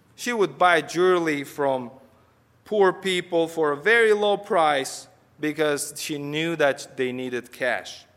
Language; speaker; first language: English; non-native, fluent; Russian